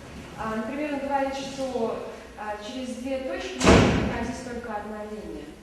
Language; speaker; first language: Russian; native; Russian